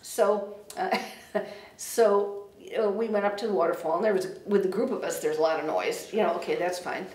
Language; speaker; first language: English; native; English